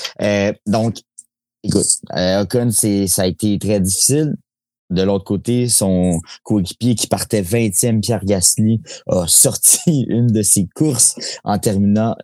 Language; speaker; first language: French; native; French